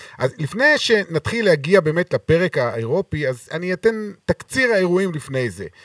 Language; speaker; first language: Hebrew; native; Hebrew